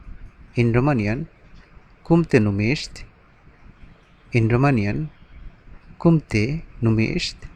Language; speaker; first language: Romanian; non-native, learner; Bangla